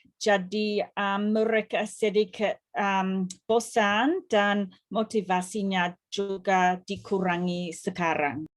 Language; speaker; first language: Indonesian; non-native, fluent; English